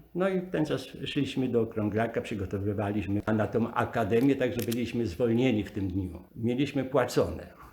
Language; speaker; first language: Polish; native; Polish